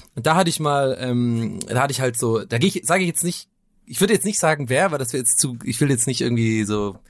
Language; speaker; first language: German; non-native, fluent; English